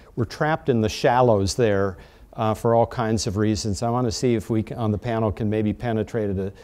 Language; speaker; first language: English; native; English